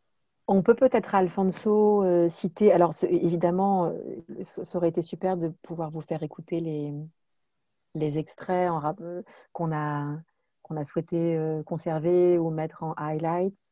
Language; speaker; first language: French; native; French